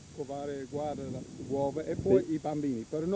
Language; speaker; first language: Italian; non-native, learner; English